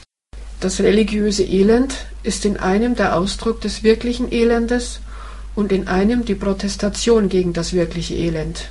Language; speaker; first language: German; native; German